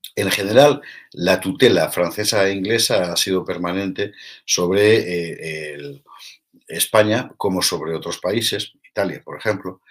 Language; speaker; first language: Spanish; native; Spanish